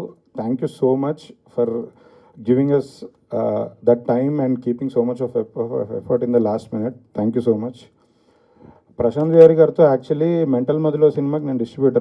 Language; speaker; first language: Telugu; native; Telugu